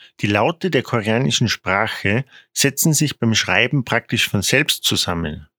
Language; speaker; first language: German; non-native, fluent; Korean